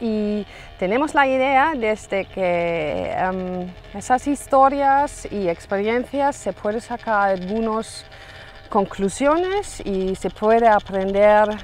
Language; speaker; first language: Spanish; non-native, fluent; German